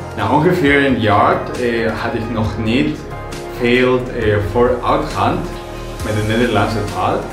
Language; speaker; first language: Dutch; non-native, learner; Spanish